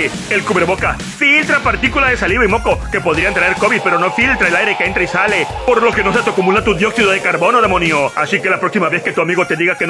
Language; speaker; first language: Spanish; native; Spanish